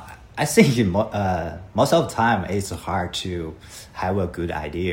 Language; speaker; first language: English; non-native, learner; Chinese